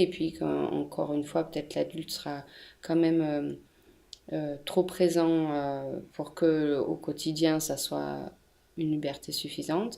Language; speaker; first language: French; native; French